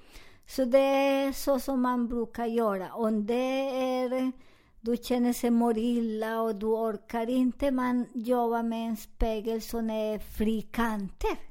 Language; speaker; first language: Swedish; non-native, learner; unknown